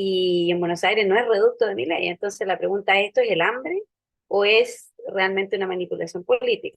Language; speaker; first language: Spanish; native; Spanish